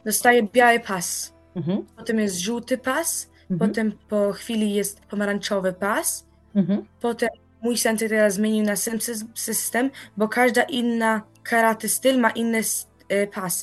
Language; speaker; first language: Polish; early bilingual, heritage; Polish